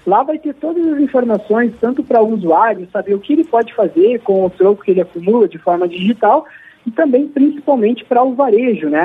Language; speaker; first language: Portuguese; native; Portuguese